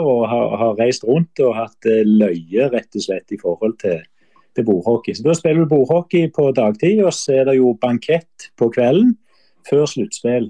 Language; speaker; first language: Norwegian; native; Norwegian